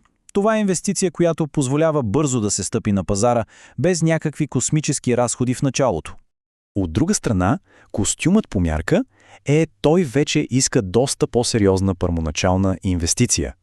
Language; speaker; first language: Bulgarian; native; Bulgarian